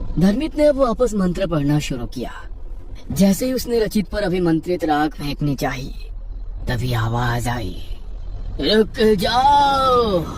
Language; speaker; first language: Hindi; native; Hindi